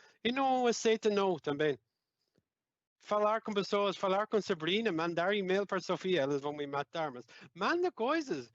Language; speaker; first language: Portuguese; non-native, fluent; English